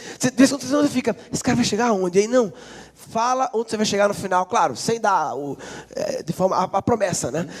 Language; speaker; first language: Portuguese; native; Portuguese